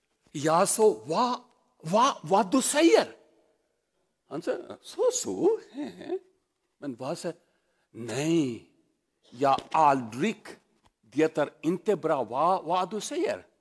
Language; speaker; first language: Swedish; non-native, learner; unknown